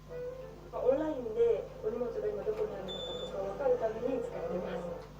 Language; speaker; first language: Japanese; native; Japanese